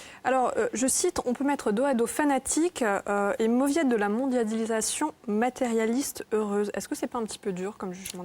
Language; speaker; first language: French; native; French